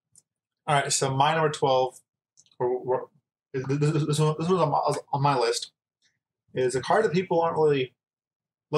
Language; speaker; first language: English; native; English